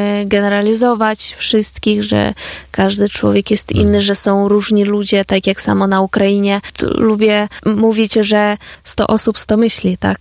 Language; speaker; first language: Polish; non-native, fluent; Ukrainian